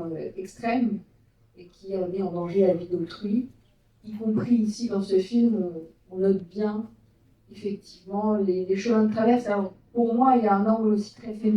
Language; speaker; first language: French; native; French